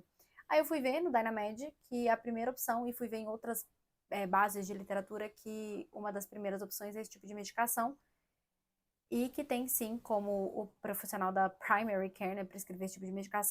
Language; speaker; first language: Portuguese; native; Portuguese